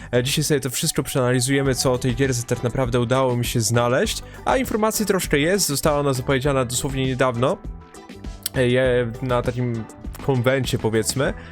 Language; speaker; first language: Polish; native; Polish